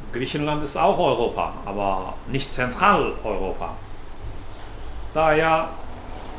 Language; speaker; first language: German; non-native, fluent; Turkish